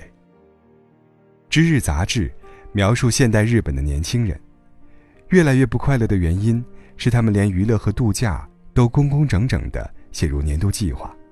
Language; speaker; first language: Chinese; native; Chinese